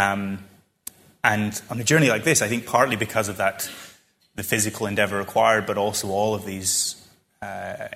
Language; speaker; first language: English; native; English